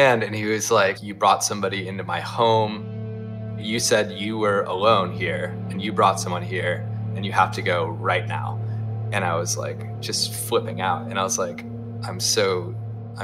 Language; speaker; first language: English; native; English